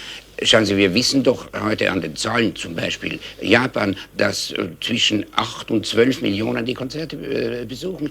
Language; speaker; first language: German; native; German